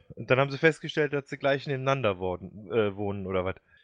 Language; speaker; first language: German; native; German